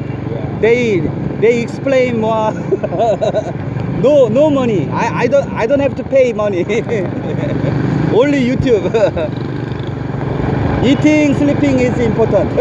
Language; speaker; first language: English; non-native, learner; Korean